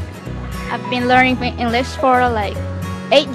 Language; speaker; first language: English; non-native, fluent; Vietnamese